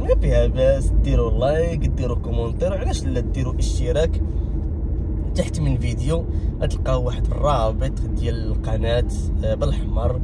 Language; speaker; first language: Arabic; native; Arabic